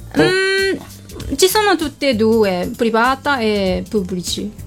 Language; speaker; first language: Italian; non-native, learner; Japanese